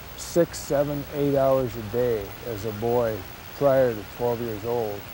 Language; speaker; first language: English; native; English